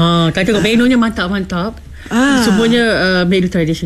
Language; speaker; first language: Malay; native; Malay